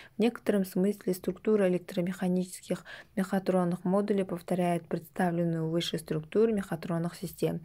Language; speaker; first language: Russian; non-native, local second language; Kazakh